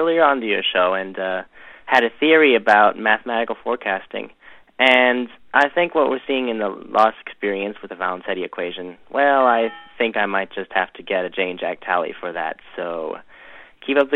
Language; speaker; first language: English; native; English